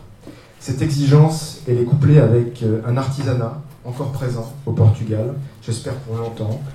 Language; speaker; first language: French; native; French